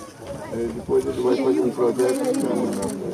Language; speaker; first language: Portuguese; non-native, local second language; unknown